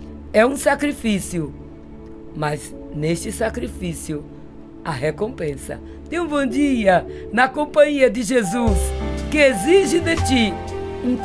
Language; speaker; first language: Portuguese; native; Portuguese